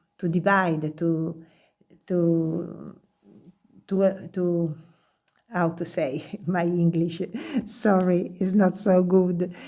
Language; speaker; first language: English; non-native, learner; Italian